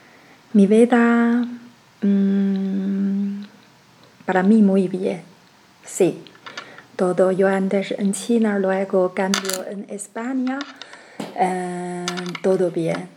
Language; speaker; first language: Spanish; non-native, learner; Chinese